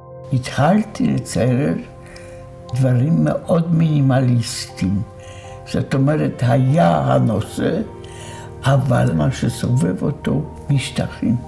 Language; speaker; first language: Hebrew; non-native, fluent; Polish